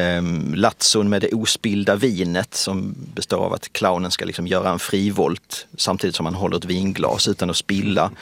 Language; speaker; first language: Swedish; native; Swedish